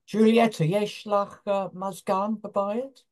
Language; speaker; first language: Hebrew; non-native, learner; English